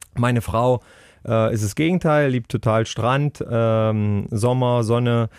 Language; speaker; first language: German; native; German